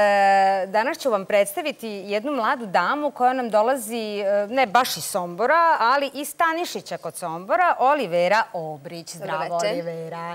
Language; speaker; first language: Serbian; native; Serbian